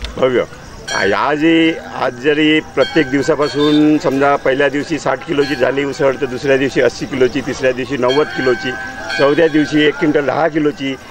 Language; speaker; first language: Marathi; native; Marathi